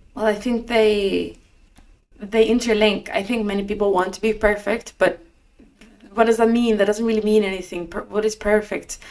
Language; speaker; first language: English; non-native, fluent; Norwegian